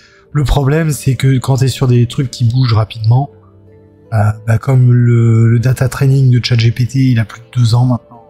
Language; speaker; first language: French; native; French